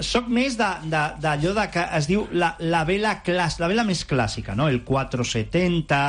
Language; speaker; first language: Catalan; native; Catalan